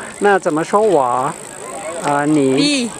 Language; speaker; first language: Chinese; non-native, learner; Hmong